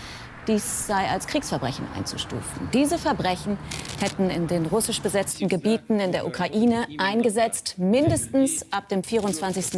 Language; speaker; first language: German; native; German